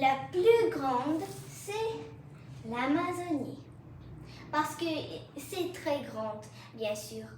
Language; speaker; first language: French; non-native, learner; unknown